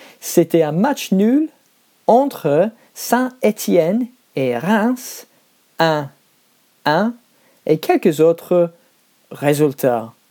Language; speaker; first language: French; non-native, learner; English